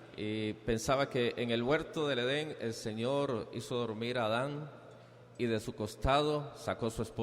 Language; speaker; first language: Spanish; native; Spanish